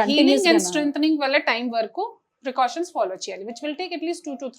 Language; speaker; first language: Telugu; non-native, fluent; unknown